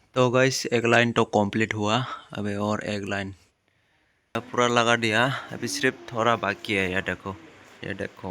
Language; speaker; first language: Hindi; non-native, local second language; Kok Borok